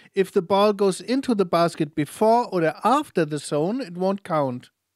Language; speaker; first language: English; non-native, fluent; German